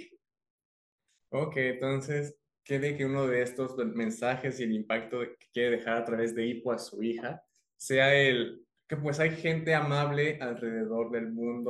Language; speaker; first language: Spanish; native; Spanish